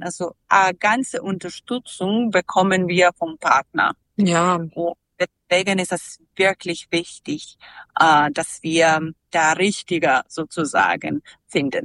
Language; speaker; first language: German; non-native, fluent; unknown